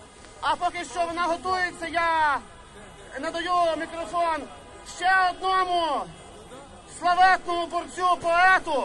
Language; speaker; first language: Ukrainian; native; Ukrainian